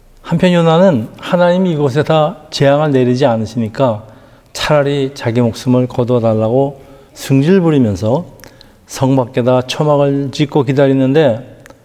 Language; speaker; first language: Korean; native; Korean